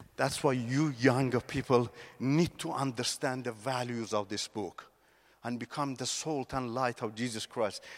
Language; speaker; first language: English; non-native, fluent; Persian